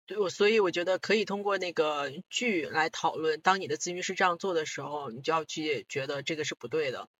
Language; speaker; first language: Chinese; non-native, local second language; Korean